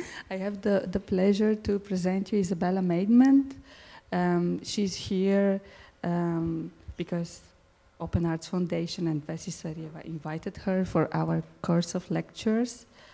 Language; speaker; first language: English; non-native, fluent; Bulgarian